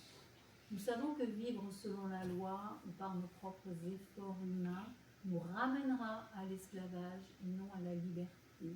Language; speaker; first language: French; native; French